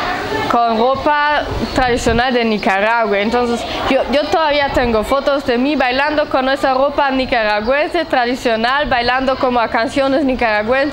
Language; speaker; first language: Spanish; non-native, fluent; German